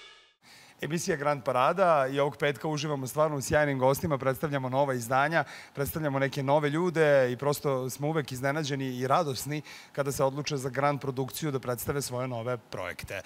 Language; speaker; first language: Serbian; native; Serbian